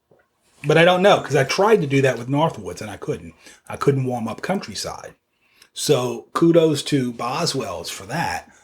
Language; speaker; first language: English; native; English